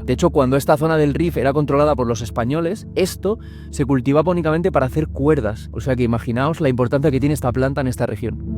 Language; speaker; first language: Spanish; native; Spanish